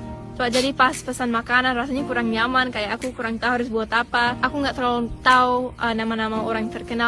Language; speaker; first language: Indonesian; non-native, fluent; English